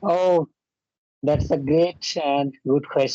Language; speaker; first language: English; non-native, learner; Bangla